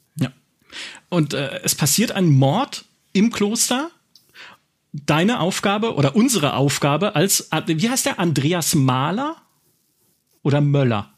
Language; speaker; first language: German; native; German